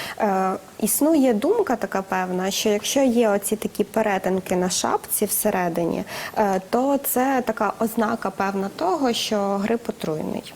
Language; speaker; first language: Ukrainian; native; Ukrainian